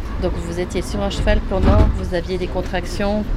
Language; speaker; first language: French; native; French